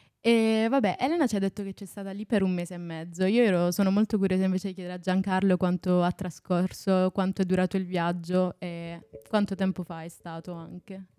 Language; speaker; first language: Italian; native; Italian